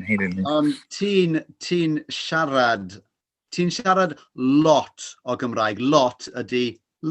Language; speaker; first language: Welsh; non-native, fluent; English